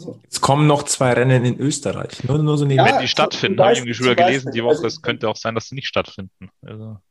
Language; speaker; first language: German; native; German